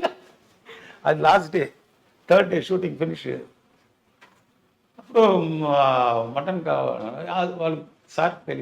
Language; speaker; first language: Telugu; non-native, learner; Tamil